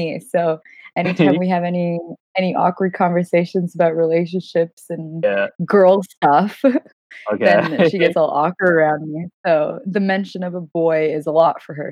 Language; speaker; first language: English; non-native, fluent; Gujarati